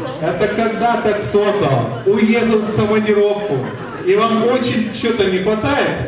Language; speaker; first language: Russian; non-native, fluent; Lithuanian